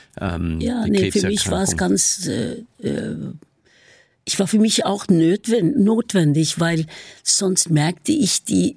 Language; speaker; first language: German; non-native, fluent; Norwegian